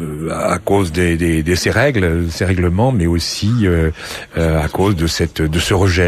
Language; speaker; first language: French; native; French